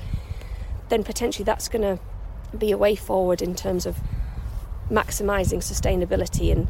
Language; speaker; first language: English; native; English